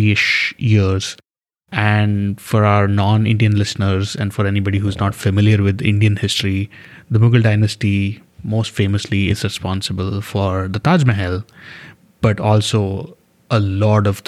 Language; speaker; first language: English; non-native, local second language; Hindi